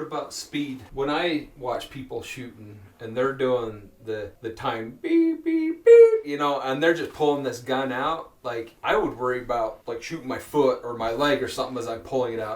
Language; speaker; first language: English; native; English